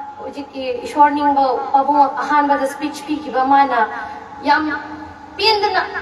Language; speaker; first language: Manipuri; non-native, local second language; Tangkhul Naga (India)